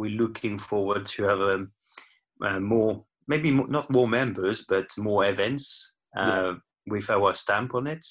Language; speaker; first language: English; non-native, fluent; French